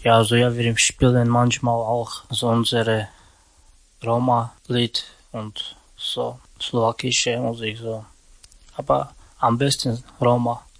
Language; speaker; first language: German; non-native, learner; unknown